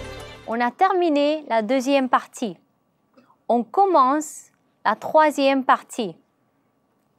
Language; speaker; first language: French; non-native, learner; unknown